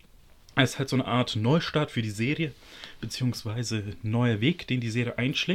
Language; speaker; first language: German; native; German